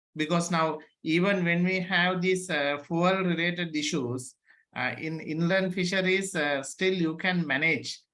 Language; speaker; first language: English; non-native, local second language; Sinhala